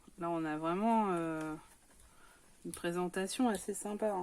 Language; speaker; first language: French; native; French